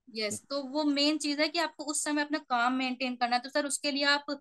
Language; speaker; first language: Hindi; native; Hindi